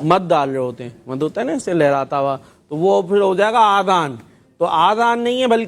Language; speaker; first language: Urdu; native; Urdu